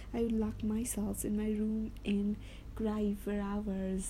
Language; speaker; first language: English; non-native, local second language; Nepali